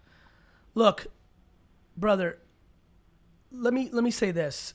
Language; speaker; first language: English; early bilingual, other home language; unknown